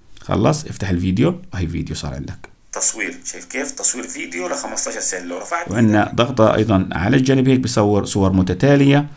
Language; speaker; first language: Arabic; native; Arabic